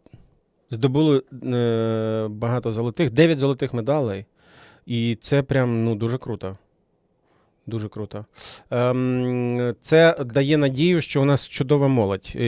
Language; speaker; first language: Ukrainian; native; Ukrainian